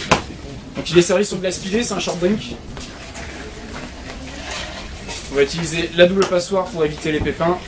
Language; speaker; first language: French; non-native, fluent; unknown